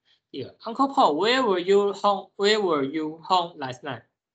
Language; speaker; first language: English; non-native, fluent; Chinese